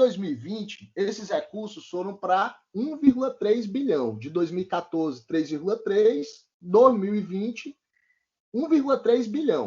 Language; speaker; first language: Portuguese; native; Portuguese